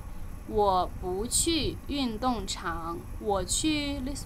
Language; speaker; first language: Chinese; non-native, fluent; Lao